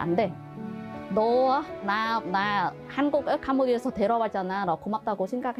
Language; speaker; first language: Korean; non-native, learner; Khmer